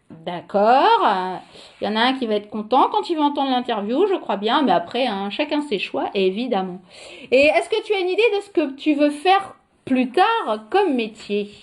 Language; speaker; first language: French; native; French